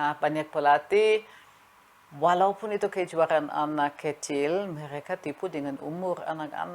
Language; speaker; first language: Indonesian; non-native, fluent; German